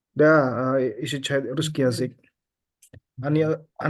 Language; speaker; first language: Russian; non-native, learner; Indonesian